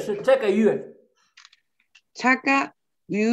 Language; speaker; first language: Chinese; non-native, fluent; Spanish